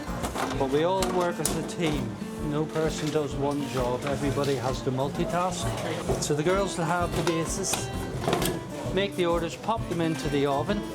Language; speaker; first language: English; native; English